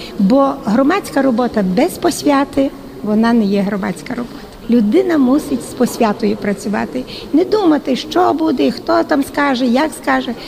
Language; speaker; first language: Ukrainian; native; Ukrainian